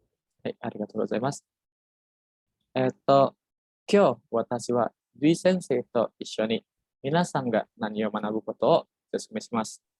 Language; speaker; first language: Japanese; non-native, fluent; Indonesian